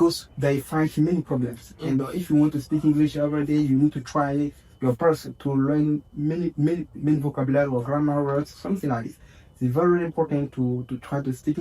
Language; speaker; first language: English; non-native, learner; French